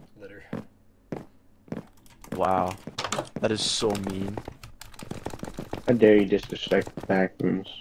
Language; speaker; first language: English; native; English